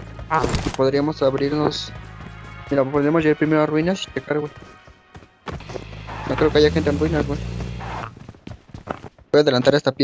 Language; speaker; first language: Spanish; native; Spanish